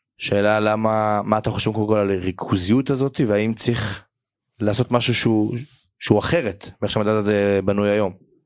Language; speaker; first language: Hebrew; native; Hebrew